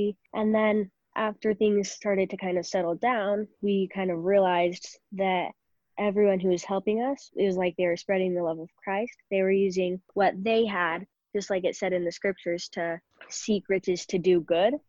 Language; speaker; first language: English; native; English